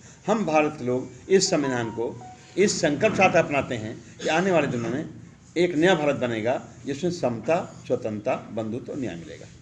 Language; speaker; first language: Hindi; native; Hindi